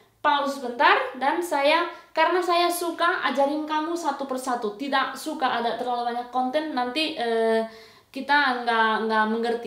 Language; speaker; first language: Indonesian; non-native, fluent; Spanish